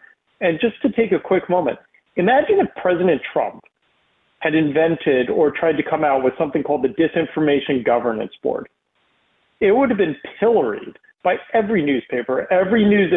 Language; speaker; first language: English; native; English